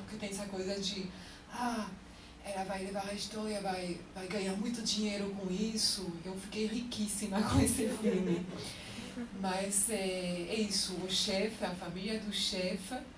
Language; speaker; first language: Portuguese; non-native, fluent; French